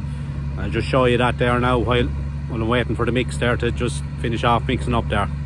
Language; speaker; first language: English; native; English